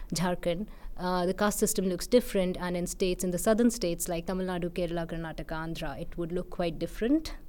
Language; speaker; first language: English; non-native, local second language; Hindi